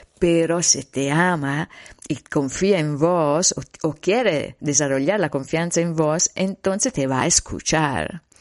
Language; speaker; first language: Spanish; non-native, fluent; Italian